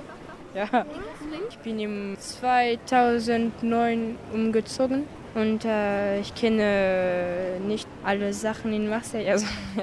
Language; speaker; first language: German; non-native, learner; French